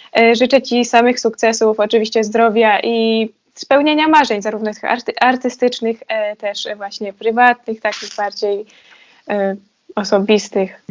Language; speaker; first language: Polish; native; Polish